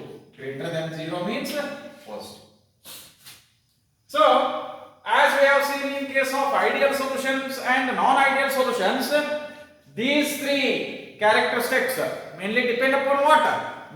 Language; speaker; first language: English; non-native, local second language; Kannada